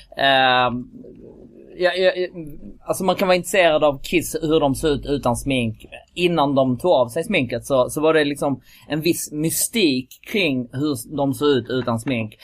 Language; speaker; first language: Swedish; early bilingual, other home language; Kurdish